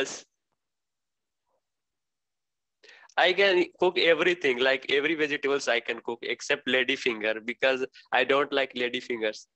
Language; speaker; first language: English; non-native, learner; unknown